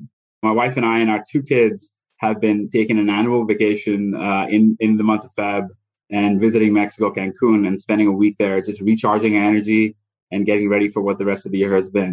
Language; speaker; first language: English; non-native, local second language; Hindi